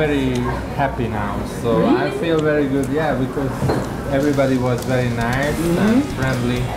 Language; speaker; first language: English; non-native, learner; Chinese